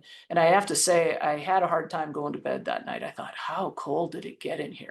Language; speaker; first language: English; native; English